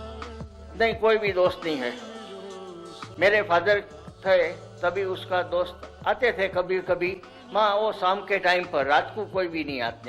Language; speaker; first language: Hindi; early bilingual, heritage; Hindi